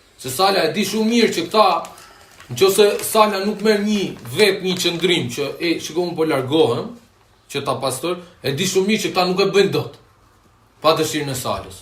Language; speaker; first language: Albanian; native; Albanian